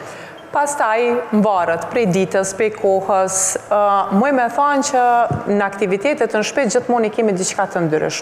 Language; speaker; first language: Albanian; native; Albanian